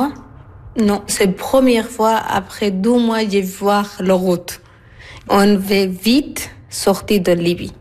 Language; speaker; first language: French; non-native, learner; Arabic